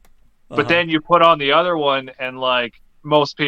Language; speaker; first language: English; native; English